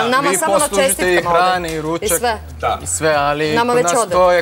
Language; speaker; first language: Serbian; non-native, learner; Turkish